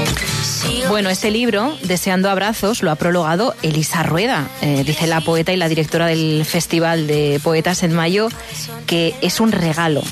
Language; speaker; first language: Spanish; native; Spanish